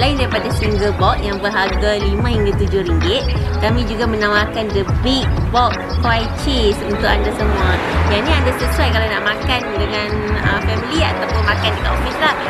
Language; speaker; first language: Malay; native; Malay